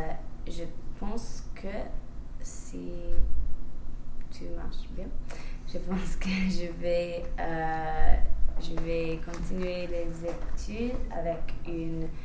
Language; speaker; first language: French; non-native, fluent; English